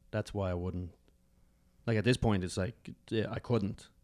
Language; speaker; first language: English; native; English